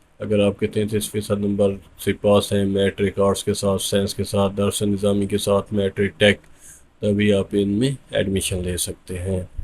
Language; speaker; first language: Urdu; non-native, local second language; Punjabi